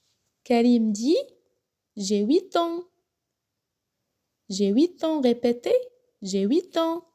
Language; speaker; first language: French; non-native, local second language; Arabic